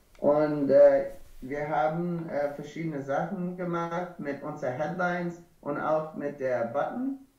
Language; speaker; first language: German; non-native, learner; English